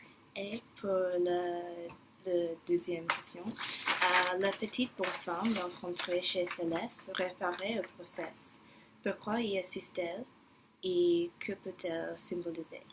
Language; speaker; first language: French; non-native, learner; English